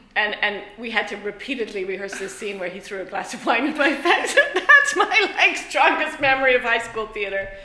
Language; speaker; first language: English; native; English